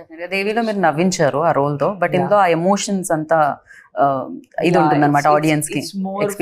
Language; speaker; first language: Telugu; native; Telugu